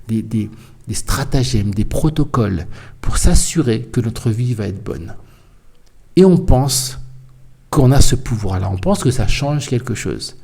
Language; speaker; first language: French; native; French